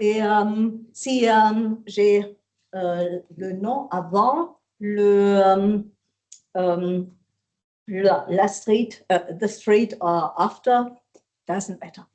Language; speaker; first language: French; non-native, learner; German